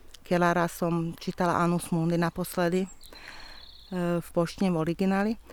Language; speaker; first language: Slovak; non-native, local second language; Hungarian